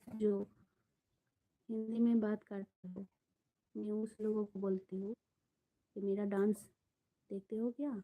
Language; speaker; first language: Hindi; non-native, local second language; Bangla